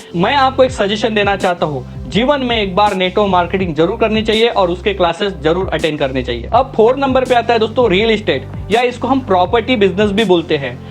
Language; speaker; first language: Hindi; non-native, local second language; Marathi